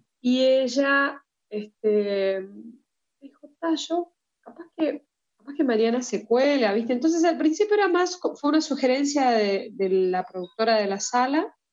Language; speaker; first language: Spanish; early bilingual, heritage; Spanish